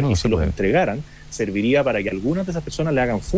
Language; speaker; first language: Spanish; native; Spanish